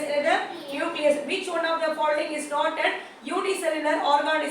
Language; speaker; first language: English; non-native, local second language; Tamil